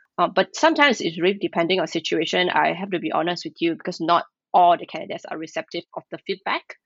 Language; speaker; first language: English; non-native, local second language; Chinese